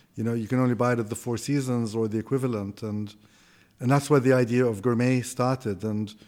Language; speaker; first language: English; non-native, fluent; Arabic